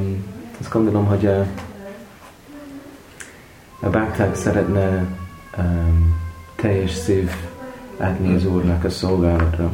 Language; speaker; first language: Hungarian; non-native, learner; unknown